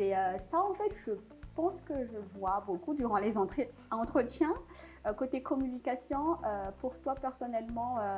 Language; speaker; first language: French; non-native, local second language; Malagasy